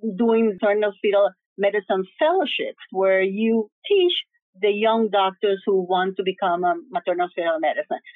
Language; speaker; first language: English; early bilingual, other home language; Spanish